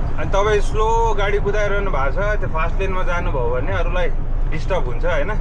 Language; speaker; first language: Nepali; native; Nepali